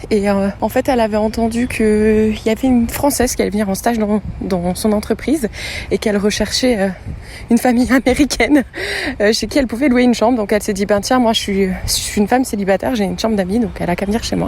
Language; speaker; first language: French; native; French